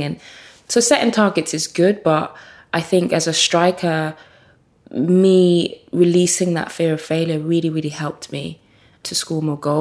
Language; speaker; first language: English; native; English